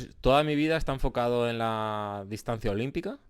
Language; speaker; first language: Spanish; native; Spanish